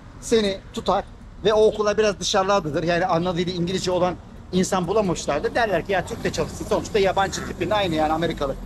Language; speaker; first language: Turkish; native; Turkish